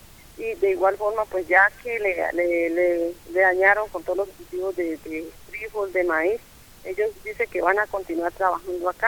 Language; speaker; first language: Spanish; native; Spanish